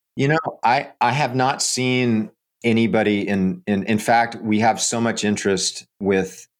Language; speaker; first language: English; native; English